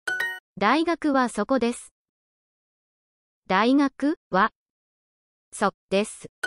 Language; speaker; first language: Japanese; non-native, learner; English